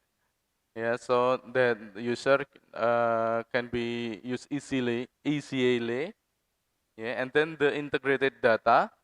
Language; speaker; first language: English; non-native, fluent; Indonesian